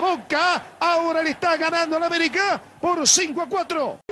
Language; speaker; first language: Spanish; native; Spanish